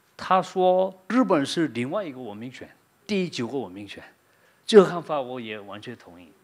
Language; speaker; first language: Chinese; non-native, fluent; Korean